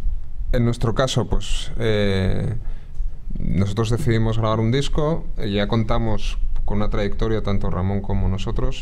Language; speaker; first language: Spanish; native; Spanish